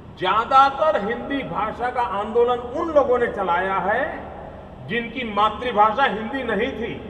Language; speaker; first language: Hindi; non-native, local second language; Gujarati